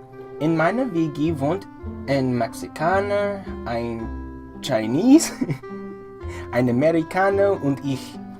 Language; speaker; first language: German; non-native, learner; English